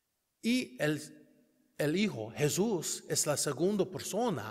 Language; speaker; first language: Spanish; non-native, learner; English